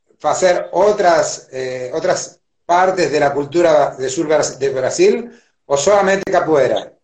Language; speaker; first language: Portuguese; non-native, learner; Spanish